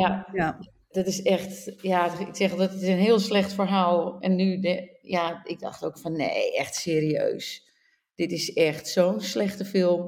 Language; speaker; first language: Dutch; native; Dutch